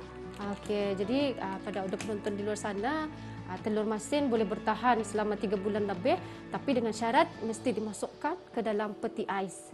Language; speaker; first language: Malay; native; Malay